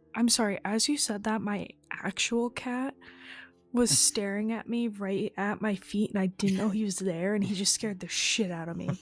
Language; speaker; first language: English; native; English